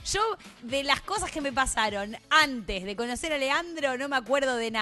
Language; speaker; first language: Spanish; native; Spanish